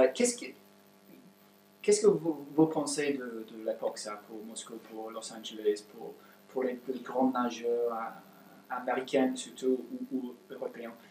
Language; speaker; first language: French; non-native, learner; English